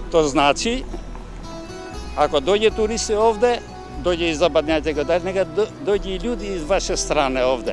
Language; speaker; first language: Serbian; non-native, learner; Albanian